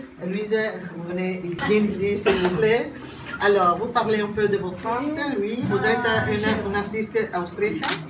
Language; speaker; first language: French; non-native, learner; Italian